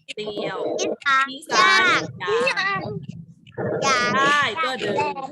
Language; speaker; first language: Thai; native; Thai